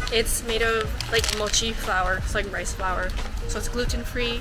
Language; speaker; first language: English; native; English